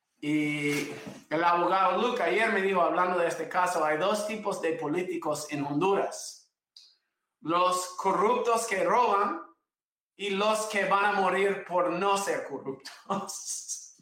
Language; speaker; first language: Spanish; non-native, fluent; English